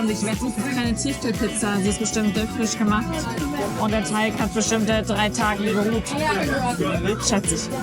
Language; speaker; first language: German; native; German